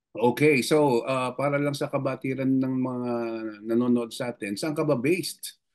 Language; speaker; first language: Filipino; native; Filipino